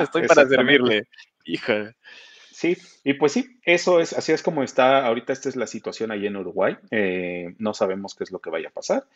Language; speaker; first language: Spanish; native; Spanish